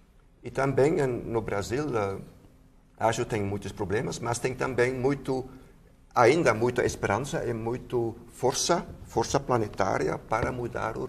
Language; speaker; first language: Portuguese; non-native, fluent; Dutch